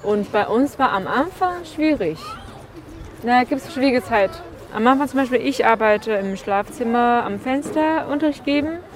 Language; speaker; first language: German; non-native, fluent; Chinese